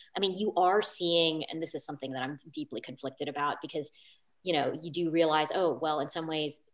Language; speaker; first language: English; native; English